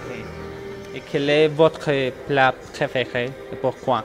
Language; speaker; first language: French; non-native, learner; Spanish